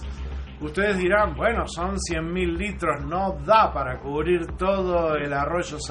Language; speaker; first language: Spanish; native; Spanish